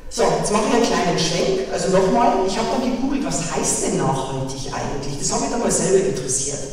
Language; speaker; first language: German; native; German